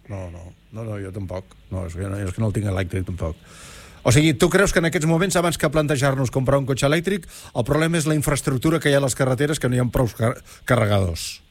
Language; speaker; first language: Catalan; native; Catalan